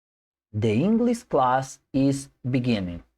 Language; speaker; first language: English; non-native, fluent; Spanish